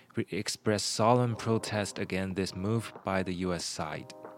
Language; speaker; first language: English; non-native, fluent; Chinese